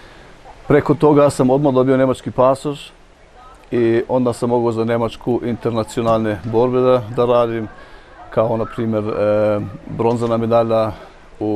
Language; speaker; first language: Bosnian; early bilingual, heritage; Bosnian